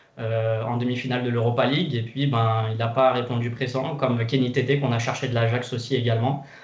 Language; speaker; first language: French; non-native, fluent; Portuguese